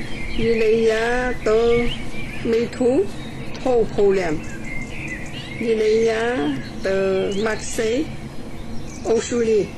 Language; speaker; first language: French; non-native, learner; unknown